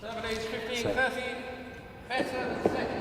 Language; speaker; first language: English; native; English